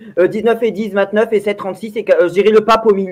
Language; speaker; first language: French; native; French